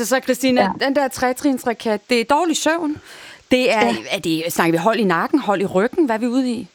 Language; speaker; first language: Danish; native; Danish